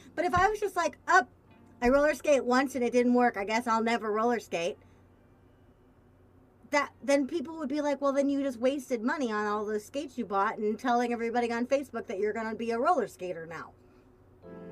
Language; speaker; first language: English; native; English